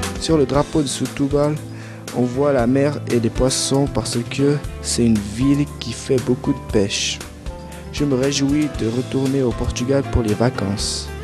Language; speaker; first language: French; early bilingual, other home language; Portuguese